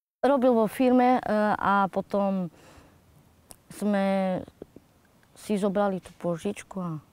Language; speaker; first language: Slovak; non-native, local second language; Romany